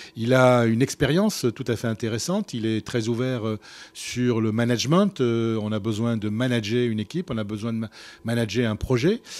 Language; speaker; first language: French; native; French